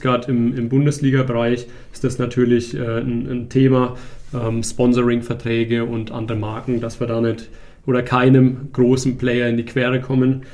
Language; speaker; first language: German; native; German